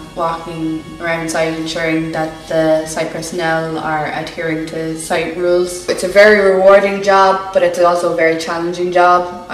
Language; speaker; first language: English; native; English